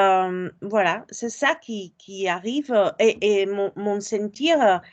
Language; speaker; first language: French; non-native, fluent; Spanish